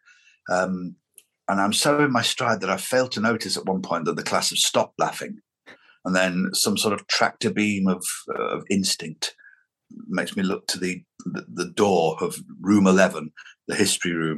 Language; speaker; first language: English; native; English